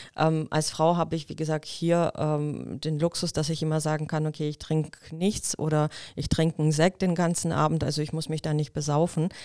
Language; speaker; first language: German; non-native, fluent; Russian